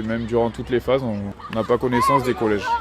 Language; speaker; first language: French; native; French